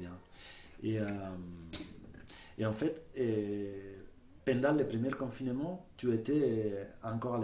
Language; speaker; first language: French; non-native, fluent; Spanish